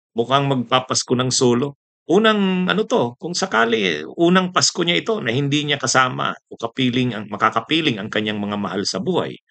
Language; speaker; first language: Filipino; non-native, local second language; Bikol